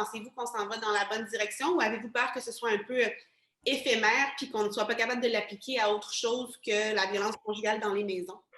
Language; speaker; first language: French; native; French